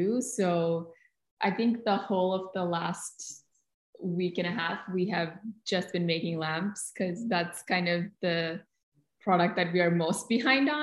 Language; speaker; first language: English; non-native, local second language; Malayalam